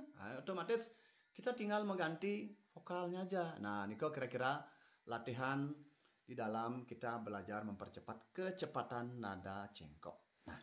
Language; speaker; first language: Indonesian; non-native, local second language; Balinese